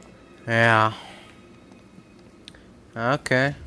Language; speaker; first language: English; native; English